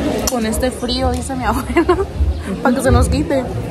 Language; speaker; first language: Spanish; early bilingual, heritage; Spanish